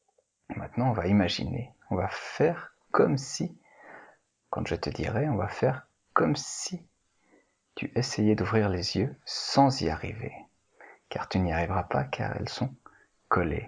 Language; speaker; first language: French; native; French